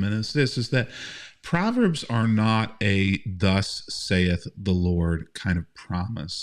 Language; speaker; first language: English; native; English